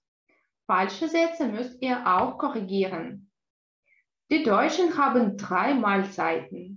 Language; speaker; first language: German; non-native, fluent; Russian